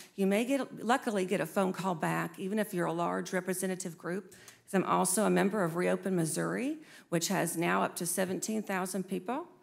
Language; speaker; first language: English; native; English